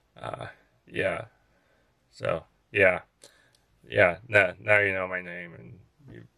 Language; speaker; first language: English; native; English